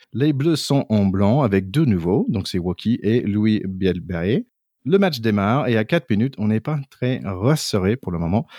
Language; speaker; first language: French; non-native, fluent; English